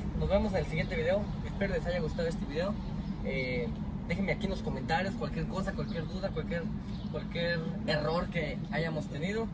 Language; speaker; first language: Spanish; native; Spanish